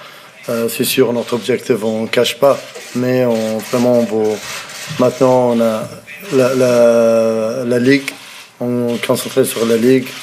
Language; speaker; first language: French; non-native, learner; Arabic